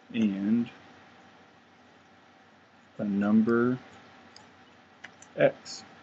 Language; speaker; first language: English; native; English